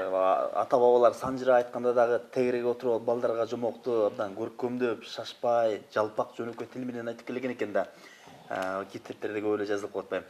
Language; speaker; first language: Kyrgyz; native; Kyrgyz